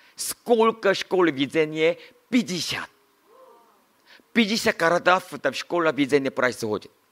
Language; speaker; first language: Russian; non-native, learner; Korean